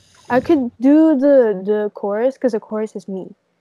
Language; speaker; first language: English; native; English